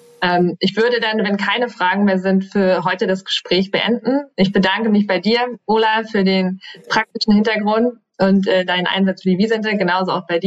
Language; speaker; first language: German; native; German